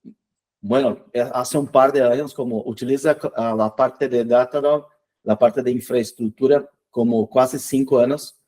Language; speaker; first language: Spanish; non-native, fluent; Portuguese